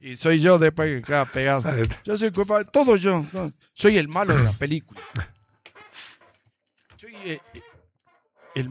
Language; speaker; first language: Spanish; native; Spanish